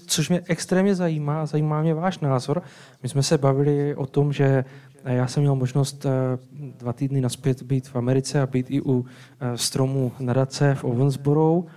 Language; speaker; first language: Czech; native; Czech